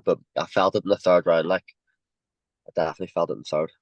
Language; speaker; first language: English; native; English